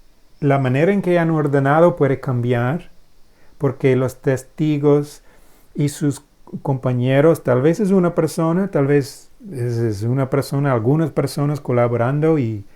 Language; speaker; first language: Spanish; non-native, fluent; English